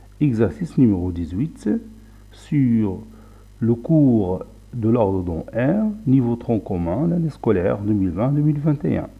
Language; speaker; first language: French; non-native, local second language; Arabic